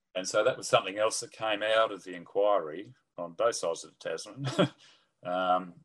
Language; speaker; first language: English; native; English